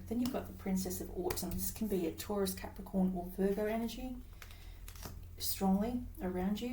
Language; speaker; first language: English; native; English